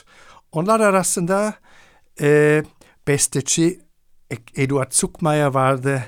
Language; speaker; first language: Turkish; non-native, fluent; German